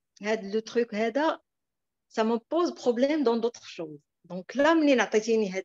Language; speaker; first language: French; non-native, local second language; Arabic